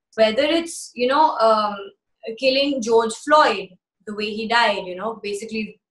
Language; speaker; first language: English; early bilingual, other home language; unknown